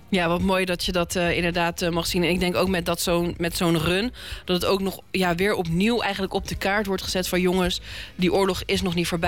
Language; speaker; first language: Dutch; native; Dutch